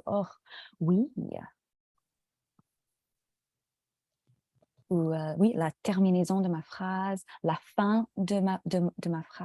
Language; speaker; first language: French; non-native, fluent; English